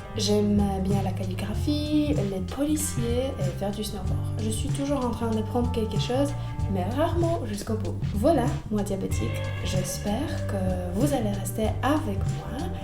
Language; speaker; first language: French; non-native, fluent; Polish